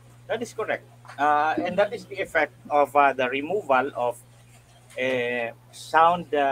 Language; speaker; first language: English; non-native, local second language; Filipino